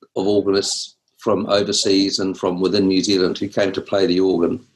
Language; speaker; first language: English; native; English